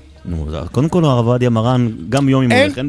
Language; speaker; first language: Hebrew; native; Hebrew